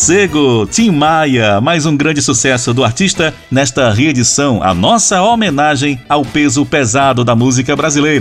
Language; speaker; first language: Portuguese; native; Portuguese